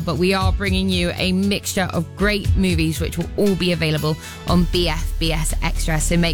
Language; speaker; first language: English; native; English